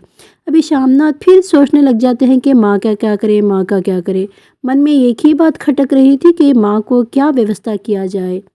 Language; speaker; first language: Hindi; non-native, local second language; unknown